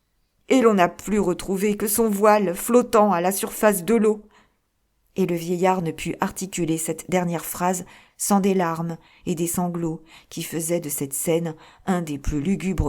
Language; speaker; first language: French; native; French